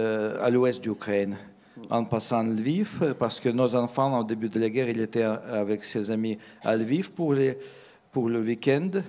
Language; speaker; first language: French; non-native, fluent; Russian